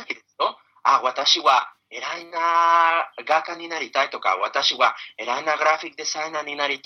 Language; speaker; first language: Japanese; non-native, fluent; Spanish